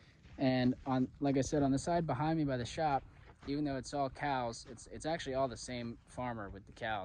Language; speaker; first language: English; native; English